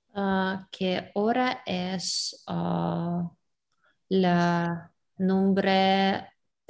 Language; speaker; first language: Spanish; non-native, learner; Russian